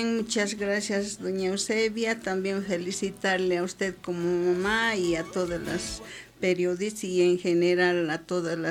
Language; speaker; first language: Spanish; native; Spanish